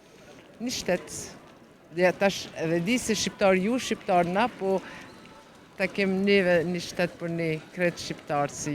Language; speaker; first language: Albanian; early bilingual, heritage; Albanian